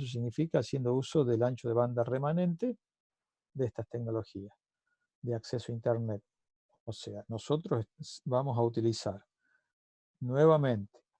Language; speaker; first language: Spanish; native; Spanish